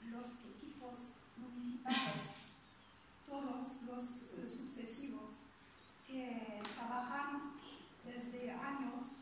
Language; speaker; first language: Spanish; non-native, fluent; French